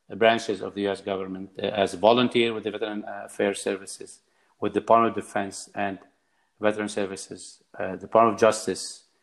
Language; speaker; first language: English; non-native, fluent; Arabic